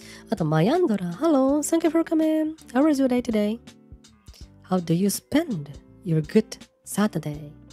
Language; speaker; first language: English; non-native, learner; Japanese